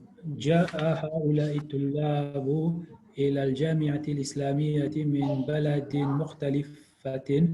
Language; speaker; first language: Arabic; non-native, learner; English